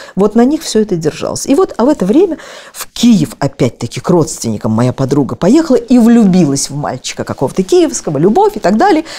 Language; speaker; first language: Russian; native; Russian